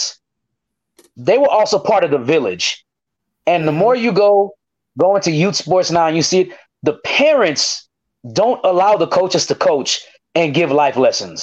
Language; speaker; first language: English; native; English